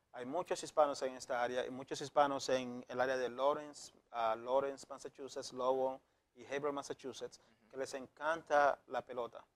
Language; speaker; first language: Spanish; native; Spanish